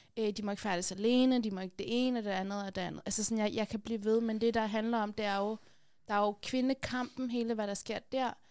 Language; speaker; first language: Danish; early bilingual, other home language; Persian